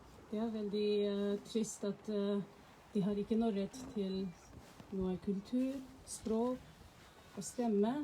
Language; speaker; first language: Norwegian; non-native, learner; Tibetan